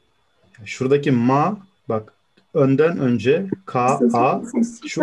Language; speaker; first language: Turkish; native; Turkish